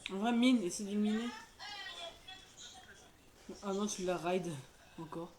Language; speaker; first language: French; native; French